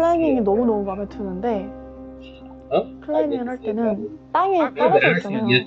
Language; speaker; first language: Korean; native; Korean